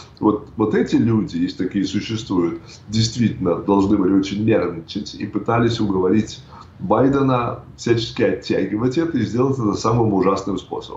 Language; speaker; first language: Russian; native; Russian